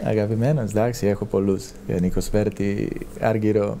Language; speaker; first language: Greek; non-native, fluent; Serbian